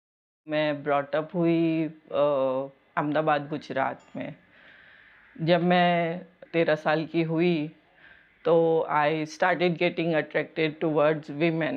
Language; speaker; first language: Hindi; non-native, local second language; Gujarati